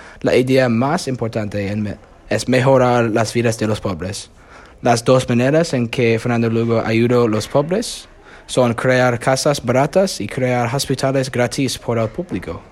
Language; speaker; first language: Spanish; non-native, learner; English